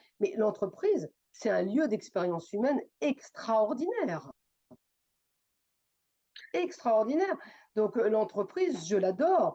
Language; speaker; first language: French; native; French